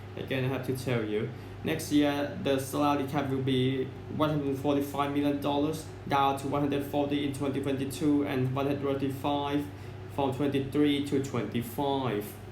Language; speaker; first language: English; non-native, fluent; Thai